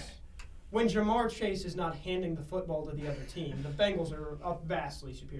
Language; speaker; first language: English; native; English